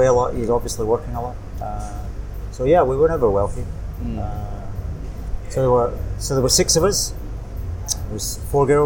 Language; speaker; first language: English; native; English